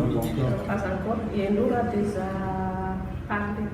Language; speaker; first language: French; non-native, local second language; Malagasy